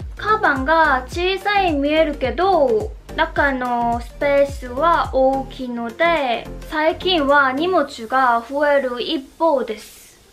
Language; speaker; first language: Japanese; non-native, learner; Korean